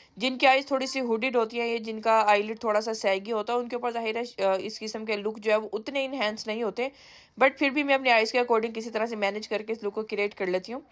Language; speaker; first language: Urdu; native; Urdu